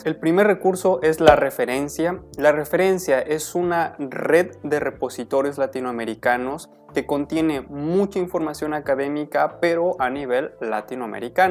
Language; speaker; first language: Spanish; native; Spanish